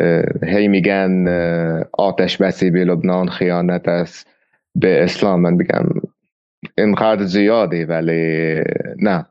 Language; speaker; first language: Persian; non-native, fluent; Arabic